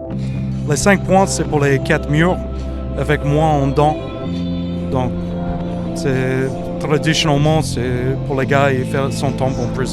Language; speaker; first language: French; non-native, learner; English